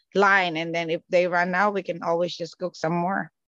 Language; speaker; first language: English; non-native, local second language; Filipino